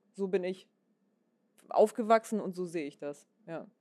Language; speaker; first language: German; native; German